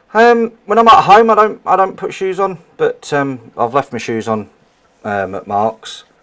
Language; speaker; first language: English; native; English